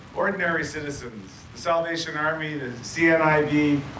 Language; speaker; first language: English; native; English